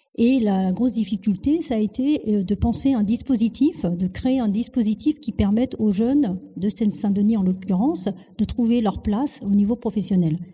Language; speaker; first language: French; early bilingual, other home language; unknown